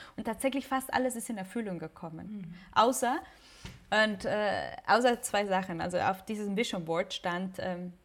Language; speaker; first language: German; non-native, fluent; Spanish